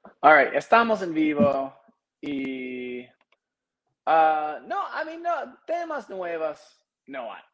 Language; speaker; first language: Spanish; non-native, learner; English